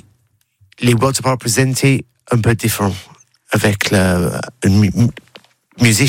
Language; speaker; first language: French; non-native, learner; English